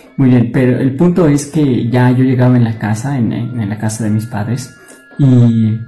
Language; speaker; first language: Spanish; native; Spanish